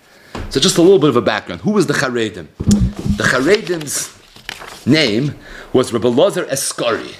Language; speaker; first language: English; native; English